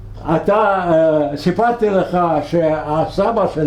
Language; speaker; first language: Hebrew; non-native, fluent; Yiddish